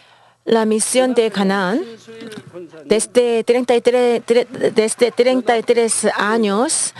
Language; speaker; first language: Spanish; non-native, learner; Korean